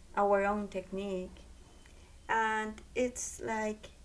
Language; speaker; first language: English; non-native, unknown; Spanish